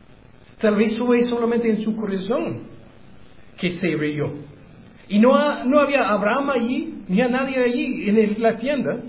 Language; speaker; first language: Spanish; non-native, learner; English